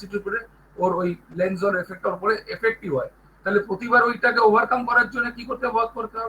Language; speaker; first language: Bangla; native; Bangla